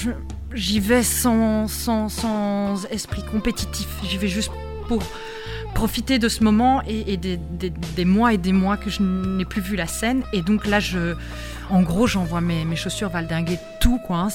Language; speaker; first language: French; native; French